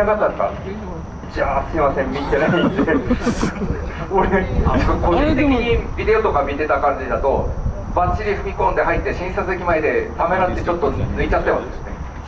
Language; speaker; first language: Japanese; native; Japanese